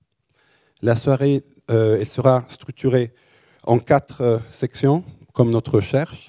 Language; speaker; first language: French; native; French